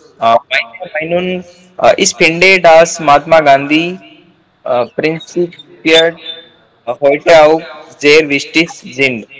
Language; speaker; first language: German; non-native, learner; Hindi